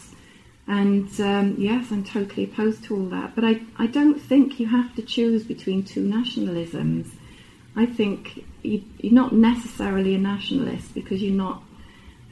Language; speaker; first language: English; native; English